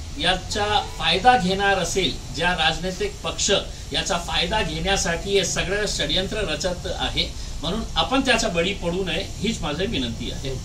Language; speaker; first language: Marathi; non-native, local second language; Urdu